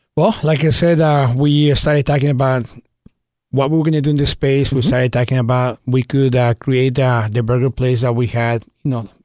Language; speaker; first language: English; early bilingual, other home language; Spanish